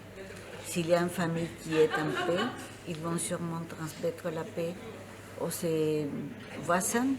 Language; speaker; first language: French; non-native, fluent; Spanish